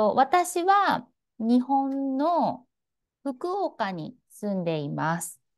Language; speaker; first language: Japanese; native; Japanese